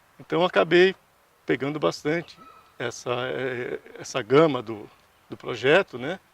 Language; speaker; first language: Portuguese; early bilingual, other home language; Italian